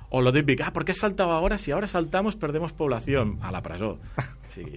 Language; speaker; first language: Spanish; non-native, local second language; Catalan